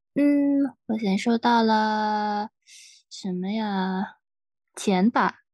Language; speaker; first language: Chinese; non-native, learner; Thai